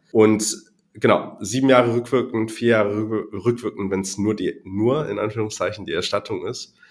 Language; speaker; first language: German; non-native, fluent; Cantonese